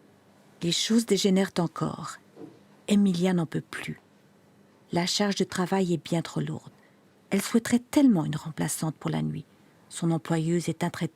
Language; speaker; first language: French; native; French